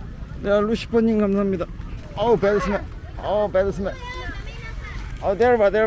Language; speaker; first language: Korean; non-native, learner; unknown